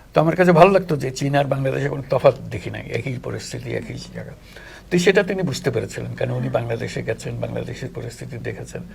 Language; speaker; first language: Bangla; native; Bangla